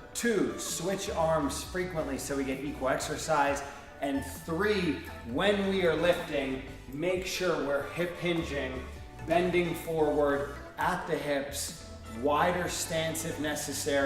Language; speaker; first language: English; native; English